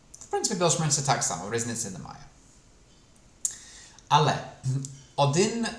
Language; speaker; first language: Ukrainian; non-native, fluent; English